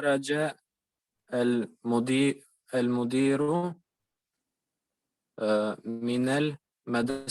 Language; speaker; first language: Arabic; non-native, learner; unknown